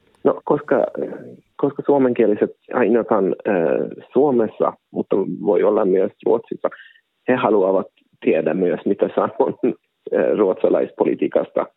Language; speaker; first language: Finnish; non-native, local second language; Swedish